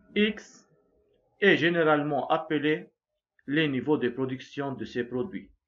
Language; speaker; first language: French; non-native, local second language; Arabic